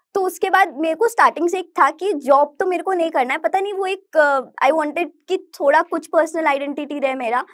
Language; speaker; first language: Hindi; native; Hindi